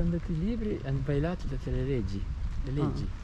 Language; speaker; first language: Italian; native; Italian